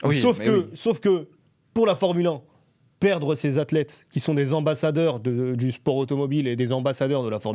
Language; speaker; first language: French; native; French